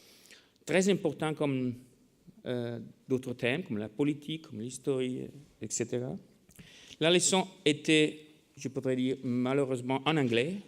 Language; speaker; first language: French; non-native, fluent; Italian